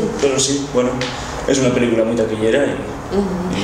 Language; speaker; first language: Spanish; non-native, local second language; Basque